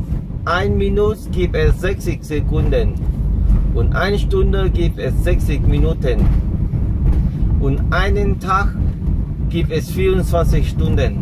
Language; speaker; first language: German; non-native, learner; Vietnamese